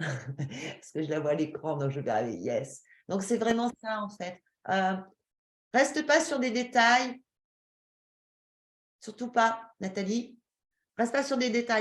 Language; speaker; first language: French; native; French